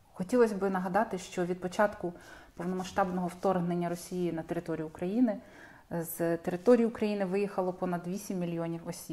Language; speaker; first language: Ukrainian; native; Ukrainian